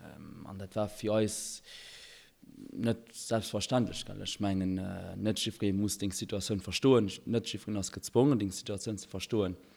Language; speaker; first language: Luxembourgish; early bilingual, other home language; Albanian